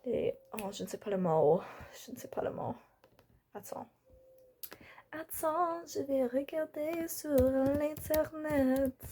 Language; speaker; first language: French; non-native, learner; English